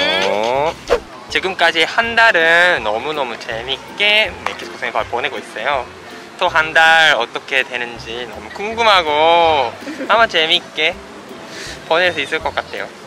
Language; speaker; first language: Korean; non-native, fluent; Japanese